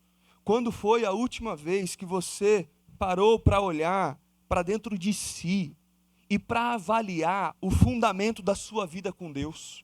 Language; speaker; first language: Portuguese; native; Portuguese